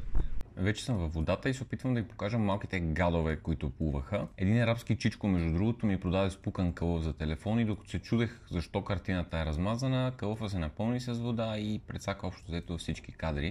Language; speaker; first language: Bulgarian; native; Bulgarian